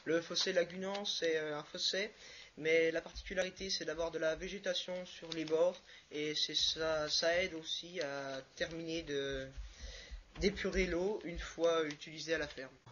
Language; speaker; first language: French; native; French